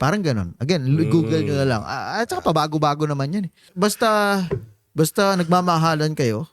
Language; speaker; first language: Filipino; native; Filipino